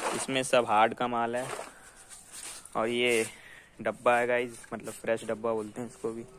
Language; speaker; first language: Hindi; native; Hindi